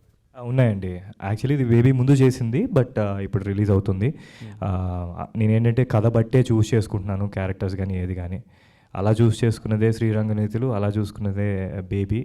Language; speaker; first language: Telugu; native; Telugu